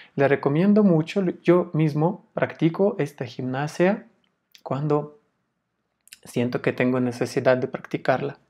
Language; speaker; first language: Spanish; non-native, fluent; Russian